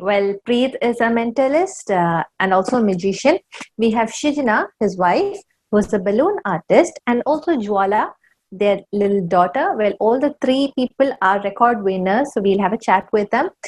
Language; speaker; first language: English; non-native, local second language; Malayalam